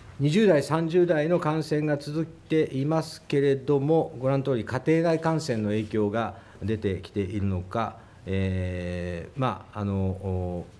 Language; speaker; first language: Japanese; native; Japanese